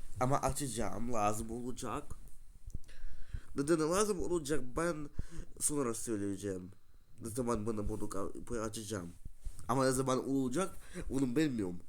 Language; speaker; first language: Turkish; non-native, learner; Russian